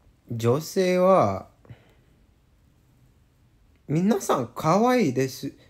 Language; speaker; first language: Japanese; non-native, learner; English